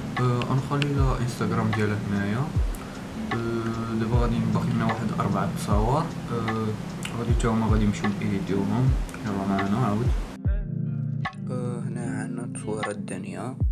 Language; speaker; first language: Arabic; native; Arabic